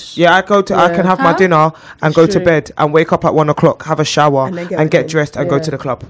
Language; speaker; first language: English; native; English